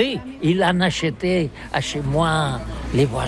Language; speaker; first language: French; non-native, learner; Catalan